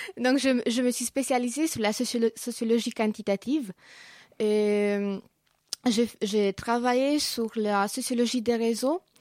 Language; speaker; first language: French; non-native, fluent; Romanian